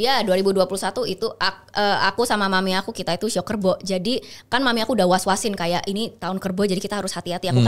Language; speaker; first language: Indonesian; early bilingual, heritage; Indonesian